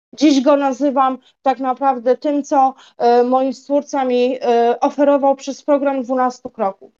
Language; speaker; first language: Polish; native; Polish